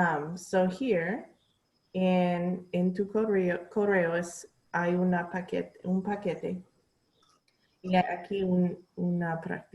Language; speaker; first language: Spanish; non-native, learner; English